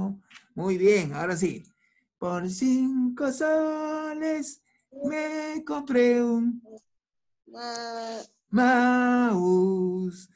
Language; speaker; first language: Spanish; native; Spanish